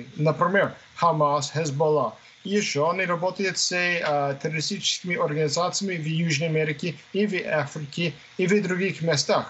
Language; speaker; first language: Russian; non-native, fluent; English